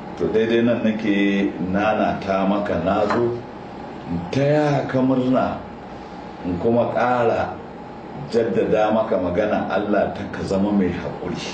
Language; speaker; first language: Hausa; native; Hausa